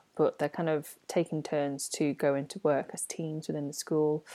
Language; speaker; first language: English; non-native, local second language; Cantonese